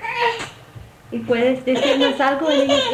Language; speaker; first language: Spanish; non-native, fluent; English